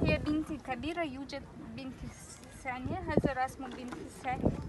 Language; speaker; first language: Arabic; non-native, learner; Tajik